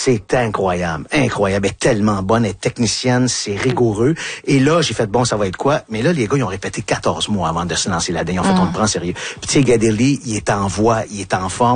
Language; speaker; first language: French; native; French